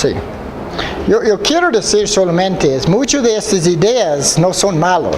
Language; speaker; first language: Spanish; non-native, fluent; English